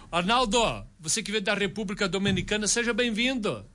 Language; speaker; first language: Portuguese; native; Portuguese